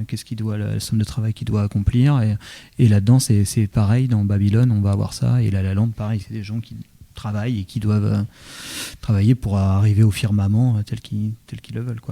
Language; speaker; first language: French; native; French